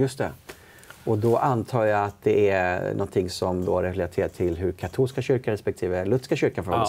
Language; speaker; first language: Swedish; native; Swedish